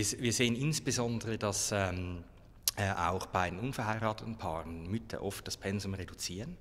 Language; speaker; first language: German; native; German